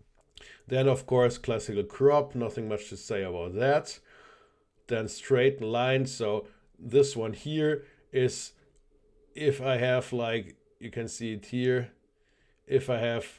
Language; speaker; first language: English; non-native, fluent; German